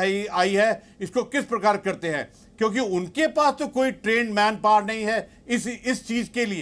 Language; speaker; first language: Hindi; native; Hindi